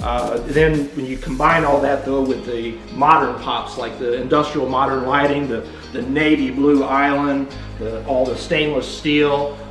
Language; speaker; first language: English; native; English